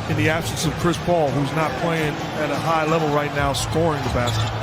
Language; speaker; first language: English; native; English